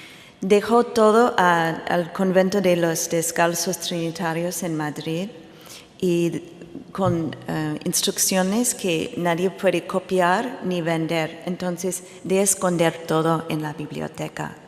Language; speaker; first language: Spanish; non-native, fluent; English